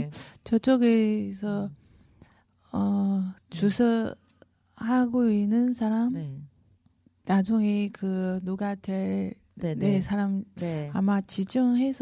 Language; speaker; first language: Korean; non-native, learner; Chinese